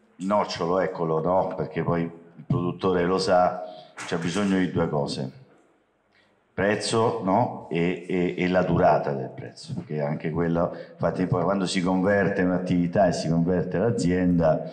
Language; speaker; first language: Italian; native; Italian